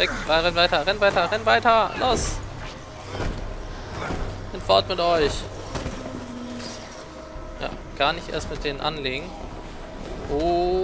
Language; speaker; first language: German; native; German